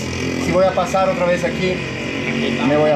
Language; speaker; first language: Spanish; non-native, learner; Italian